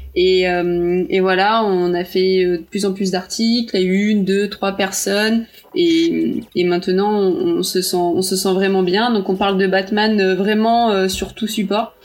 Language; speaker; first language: French; early bilingual, other home language; Portuguese